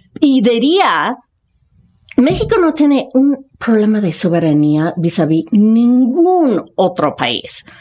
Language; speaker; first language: Spanish; non-native, fluent; English